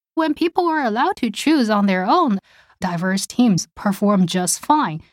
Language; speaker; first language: English; early bilingual, other home language; Chinese